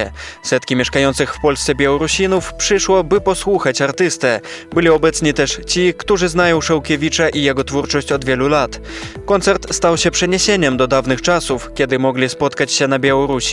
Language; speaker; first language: Polish; native; Polish